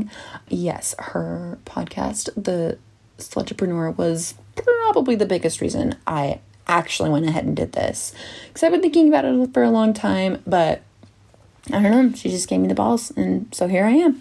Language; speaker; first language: English; native; English